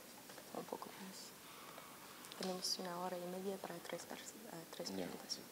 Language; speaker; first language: Spanish; non-native, learner; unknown